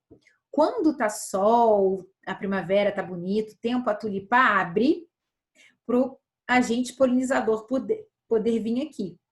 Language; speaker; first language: Portuguese; native; Portuguese